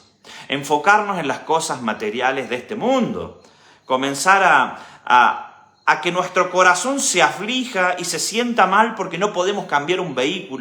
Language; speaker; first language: Spanish; native; Spanish